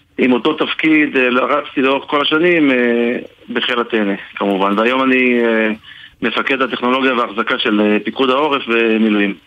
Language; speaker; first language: Hebrew; native; Hebrew